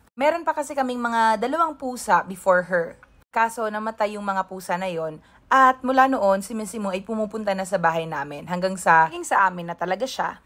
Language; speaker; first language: Filipino; non-native, local second language; Cebuano